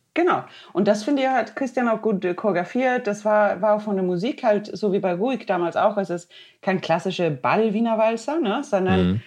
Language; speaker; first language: German; non-native, fluent; Swedish